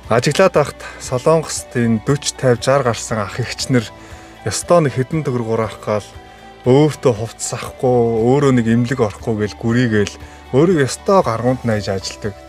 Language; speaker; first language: Mongolian; native; Mongolian